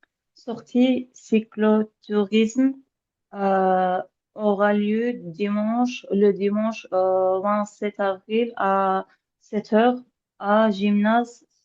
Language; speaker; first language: French; non-native, learner; Azerbaijani